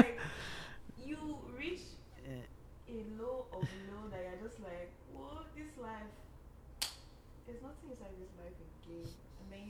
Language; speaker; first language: English; non-native, local second language; Yoruba